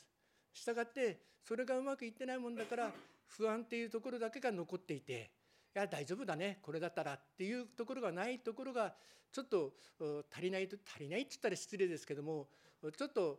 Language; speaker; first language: Japanese; native; Japanese